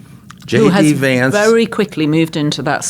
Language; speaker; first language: English; native; English